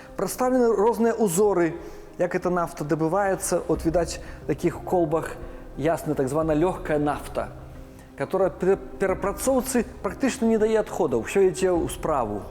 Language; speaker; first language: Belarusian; non-native, local second language; Russian